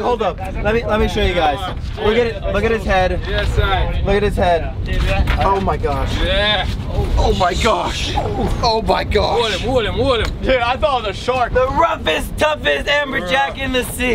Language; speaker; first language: English; native; English